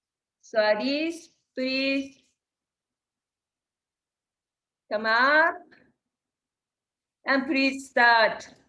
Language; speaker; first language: English; non-native, learner; Japanese